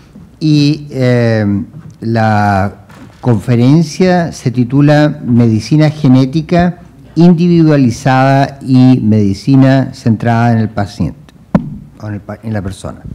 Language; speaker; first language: Spanish; native; Spanish